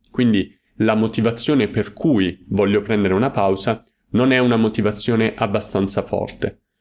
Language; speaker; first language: Italian; native; Italian